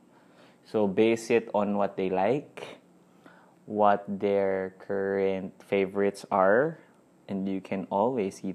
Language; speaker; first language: English; non-native, local second language; Filipino